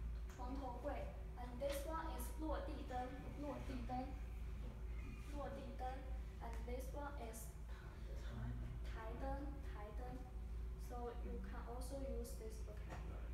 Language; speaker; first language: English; non-native, fluent; Chinese